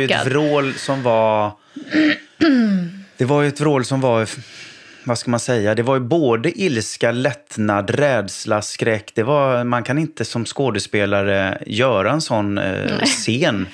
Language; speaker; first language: Swedish; native; Swedish